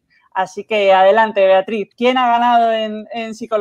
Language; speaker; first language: Spanish; native; Spanish